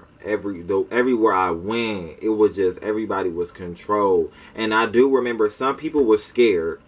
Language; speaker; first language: English; native; English